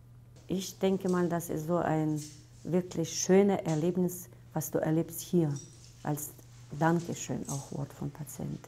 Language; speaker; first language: German; non-native, fluent; Russian